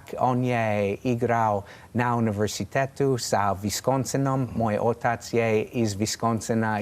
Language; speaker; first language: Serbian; non-native, learner; English